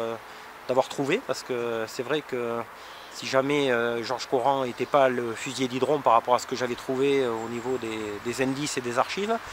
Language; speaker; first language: French; native; French